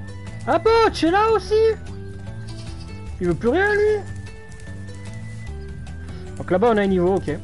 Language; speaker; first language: French; native; French